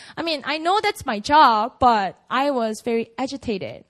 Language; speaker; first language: English; non-native, fluent; Korean